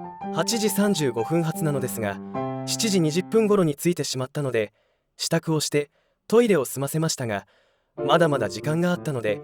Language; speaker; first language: Japanese; native; Japanese